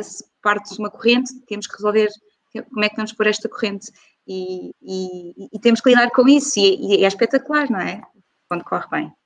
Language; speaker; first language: Portuguese; native; Portuguese